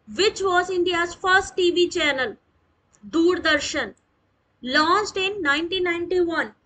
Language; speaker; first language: Hindi; native; Hindi